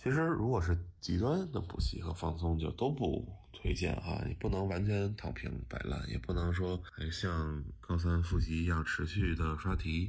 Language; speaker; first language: Chinese; native; Chinese